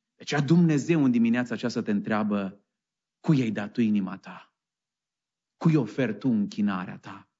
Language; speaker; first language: Romanian; native; Romanian